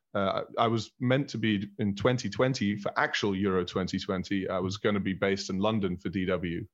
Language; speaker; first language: English; early bilingual, heritage; German